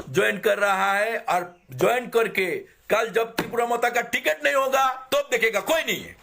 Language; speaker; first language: Hindi; non-native, local second language; Bangla